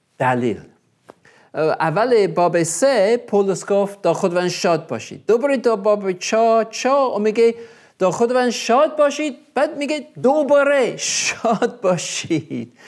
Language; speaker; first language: Persian; non-native, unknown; English